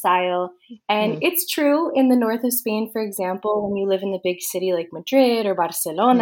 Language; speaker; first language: English; native; English